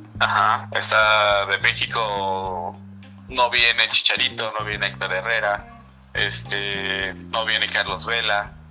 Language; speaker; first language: Spanish; native; Spanish